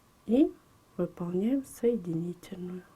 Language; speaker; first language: Russian; native; Russian